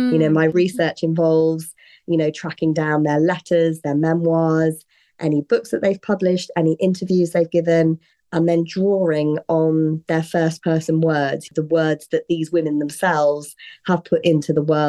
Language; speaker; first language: English; native; English